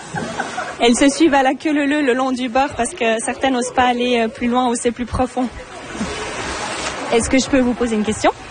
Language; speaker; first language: French; native; French